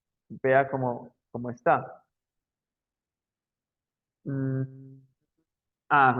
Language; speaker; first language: Spanish; native; Spanish